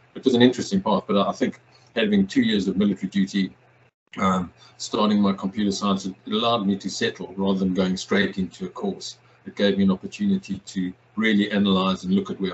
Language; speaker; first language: English; native; English